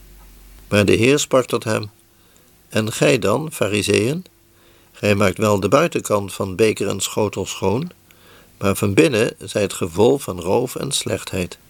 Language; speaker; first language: Dutch; native; Dutch